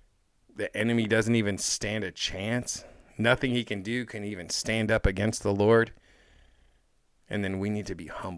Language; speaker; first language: English; native; English